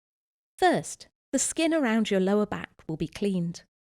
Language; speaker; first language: English; native; English